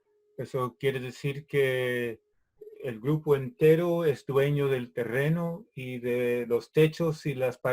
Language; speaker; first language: Spanish; non-native, fluent; English